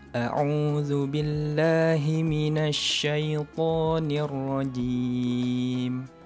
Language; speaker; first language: Indonesian; native; Indonesian